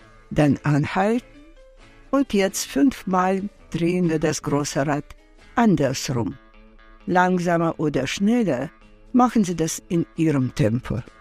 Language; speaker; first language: German; non-native, fluent; Russian